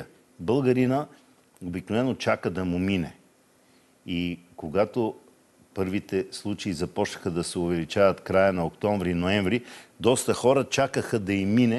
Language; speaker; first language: Bulgarian; native; Bulgarian